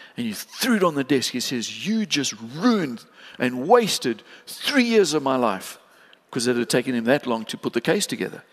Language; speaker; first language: English; native; English